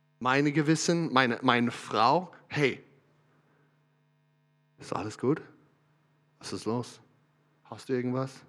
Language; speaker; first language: German; non-native, learner; English